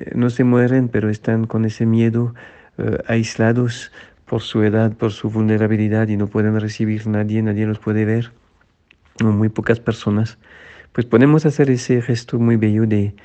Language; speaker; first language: Spanish; non-native, fluent; French